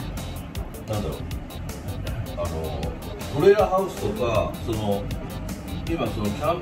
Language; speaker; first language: Japanese; native; Japanese